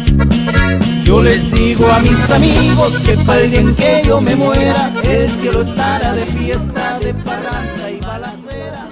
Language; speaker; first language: Spanish; native; Spanish